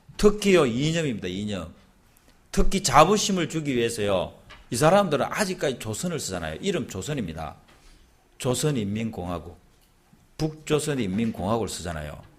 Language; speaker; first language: Korean; native; Korean